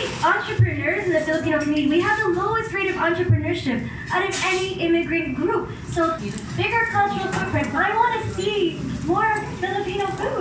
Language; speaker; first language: English; native; English